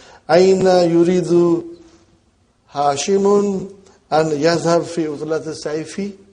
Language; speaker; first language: Arabic; non-native, fluent; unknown